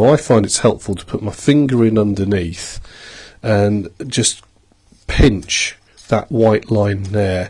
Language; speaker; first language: English; native; English